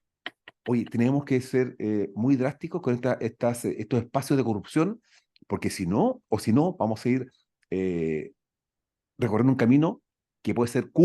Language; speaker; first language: Spanish; native; Spanish